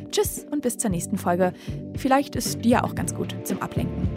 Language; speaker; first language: German; native; German